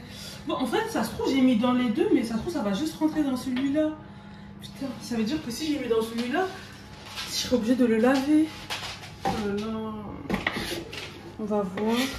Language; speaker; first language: French; native; French